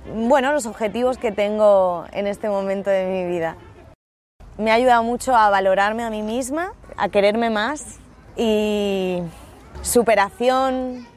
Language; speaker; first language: Spanish; native; Spanish